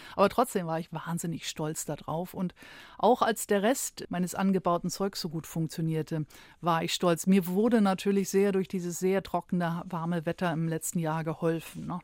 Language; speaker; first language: German; native; German